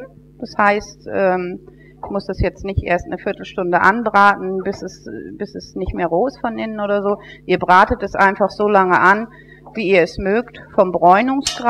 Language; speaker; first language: German; native; German